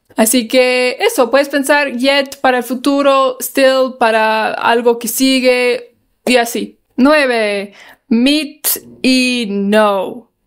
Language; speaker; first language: Spanish; non-native, fluent; English